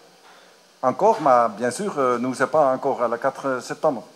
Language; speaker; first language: French; non-native, learner; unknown